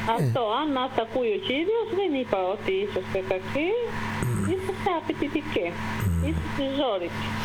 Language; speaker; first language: Greek; non-native, fluent; Albanian